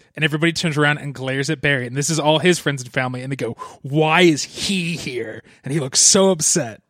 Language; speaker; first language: English; native; English